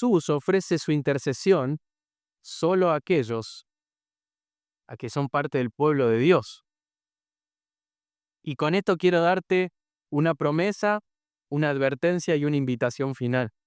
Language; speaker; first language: Spanish; native; Spanish